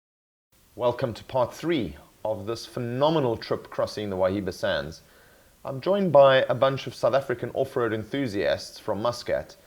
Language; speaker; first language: English; native; English